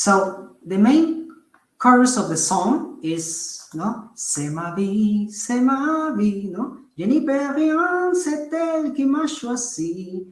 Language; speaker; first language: French; non-native, fluent; Spanish